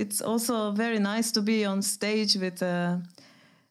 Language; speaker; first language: English; non-native, fluent; Turkish